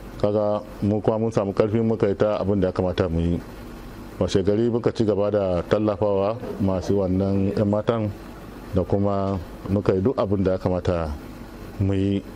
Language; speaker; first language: Hausa; native; Hausa